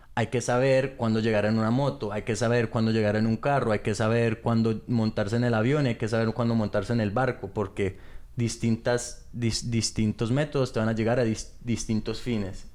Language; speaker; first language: Spanish; early bilingual, heritage; Spanish